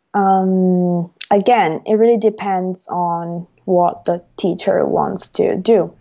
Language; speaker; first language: English; non-native, fluent; Italian